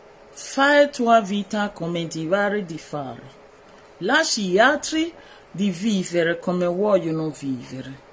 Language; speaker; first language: Italian; non-native, learner; Bini